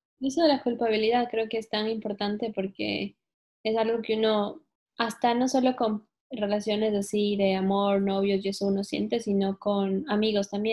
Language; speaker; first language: Spanish; native; Spanish